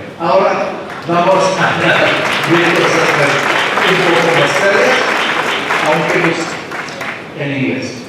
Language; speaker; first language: Spanish; non-native, learner; French